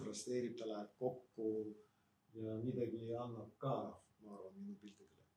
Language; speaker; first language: Estonian; non-native, local second language; Russian